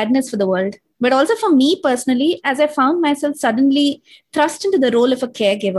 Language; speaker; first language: English; non-native, local second language; Malayalam